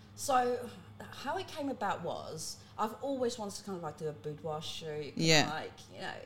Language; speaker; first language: English; early bilingual, other home language; Cantonese